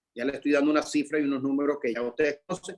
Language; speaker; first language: Spanish; native; Spanish